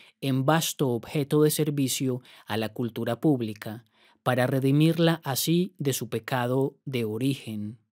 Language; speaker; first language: Spanish; native; Spanish